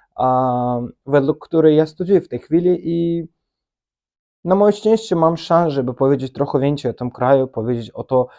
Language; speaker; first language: Polish; non-native, learner; Azerbaijani